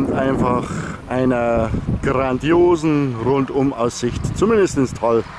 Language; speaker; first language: German; native; German